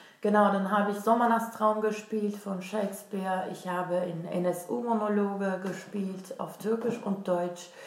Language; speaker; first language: German; non-native, fluent; Turkish